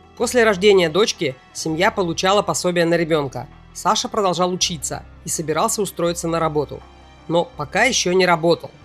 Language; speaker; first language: Russian; native; Russian